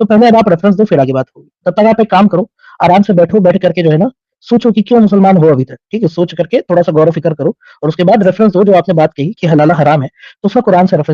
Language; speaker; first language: Hindi; native; Hindi